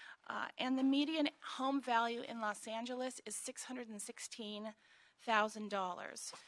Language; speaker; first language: English; native; English